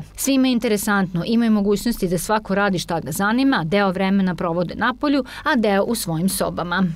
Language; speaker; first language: Serbian; native; Serbian